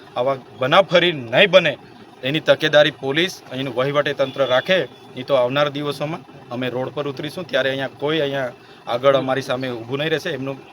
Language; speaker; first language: Gujarati; non-native, local second language; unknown